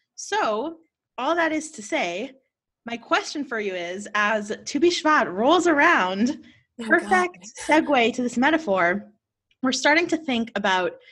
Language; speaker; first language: English; native; English